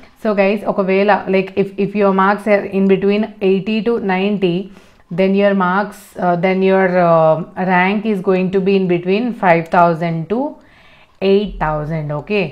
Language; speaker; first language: English; non-native, local second language; Telugu